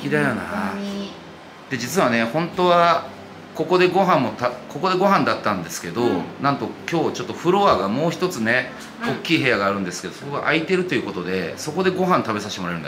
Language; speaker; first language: Japanese; native; Japanese